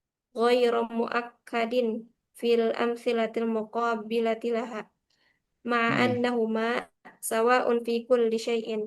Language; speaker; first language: Arabic; non-native, learner; Indonesian